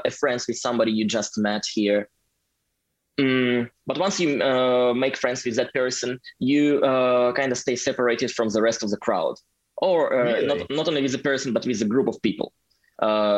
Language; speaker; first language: English; non-native, fluent; Russian